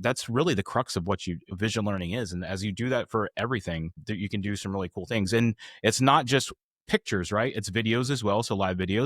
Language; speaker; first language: English; native; English